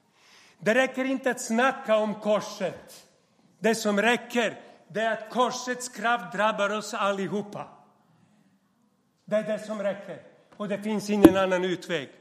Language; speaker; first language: Swedish; non-native, fluent; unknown